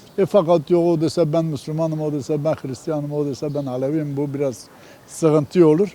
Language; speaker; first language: Turkish; non-native, local second language; Kurdish